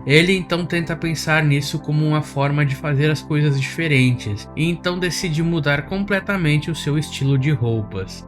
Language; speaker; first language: Portuguese; native; Portuguese